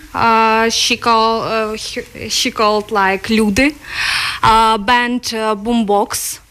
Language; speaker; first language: English; non-native, learner; Ukrainian